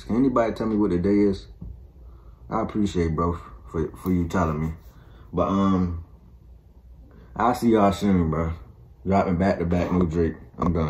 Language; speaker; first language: English; native; English